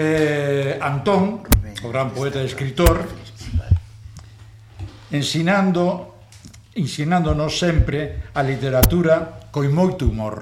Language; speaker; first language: Galician; non-native, local second language; Spanish